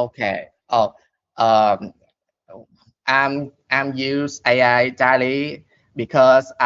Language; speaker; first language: English; non-native, learner; Vietnamese